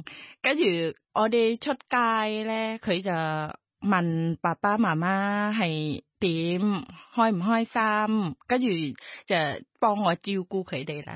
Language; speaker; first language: Cantonese; non-native, fluent; Thai